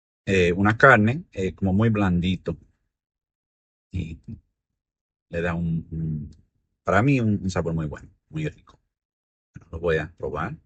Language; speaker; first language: Spanish; early bilingual, heritage; Spanish